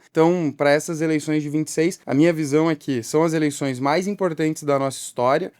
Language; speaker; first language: Portuguese; native; Portuguese